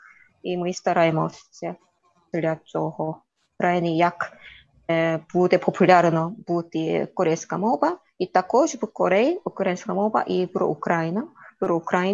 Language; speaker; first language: Ukrainian; non-native, learner; Korean